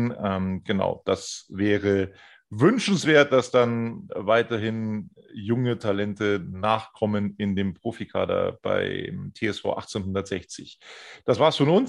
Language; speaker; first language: German; native; German